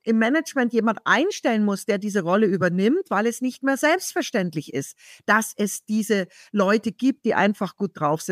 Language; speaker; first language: German; native; German